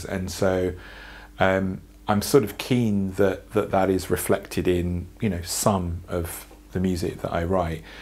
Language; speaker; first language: English; native; English